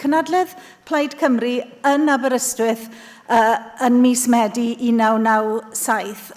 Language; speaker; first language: Welsh; native; Welsh